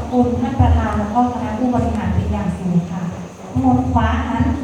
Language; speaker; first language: Thai; native; Thai